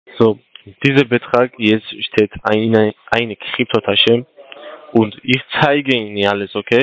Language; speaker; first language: German; non-native, learner; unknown